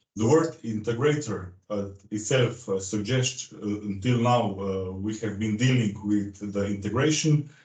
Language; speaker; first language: English; non-native, fluent; Slovenian